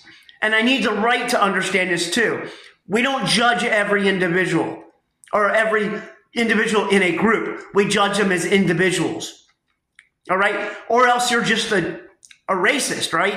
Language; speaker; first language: English; native; English